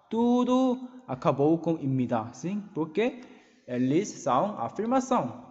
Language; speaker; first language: Portuguese; non-native, learner; Korean